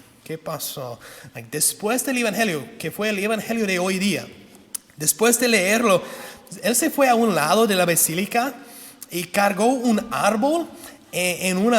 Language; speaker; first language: Spanish; non-native, fluent; English